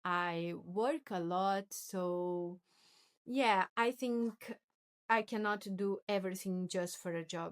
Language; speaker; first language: English; non-native, learner; Portuguese